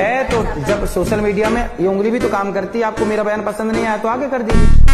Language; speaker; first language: Hindi; native; Hindi